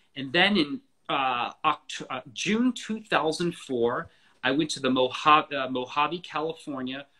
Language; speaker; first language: English; native; English